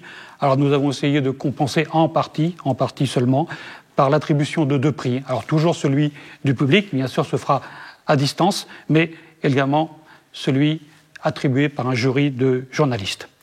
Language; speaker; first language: French; native; French